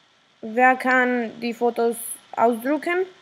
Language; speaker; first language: German; non-native, learner; Spanish